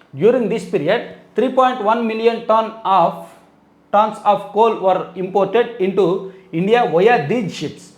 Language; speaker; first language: English; non-native, local second language; Telugu